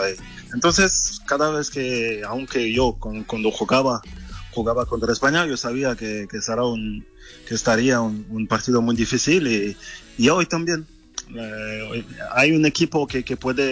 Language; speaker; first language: Spanish; non-native, fluent; French